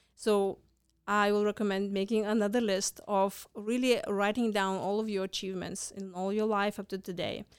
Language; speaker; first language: English; non-native, fluent; Lithuanian